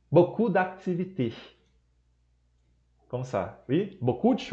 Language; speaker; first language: French; non-native, fluent; Portuguese